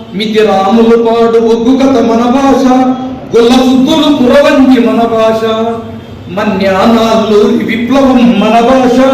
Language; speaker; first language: Telugu; native; Telugu